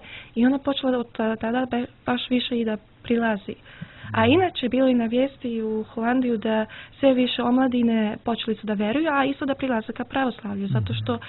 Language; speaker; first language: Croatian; early bilingual, heritage; Serbian